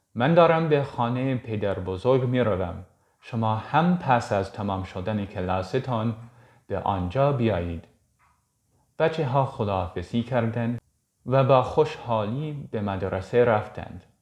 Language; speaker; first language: Persian; non-native, learner; English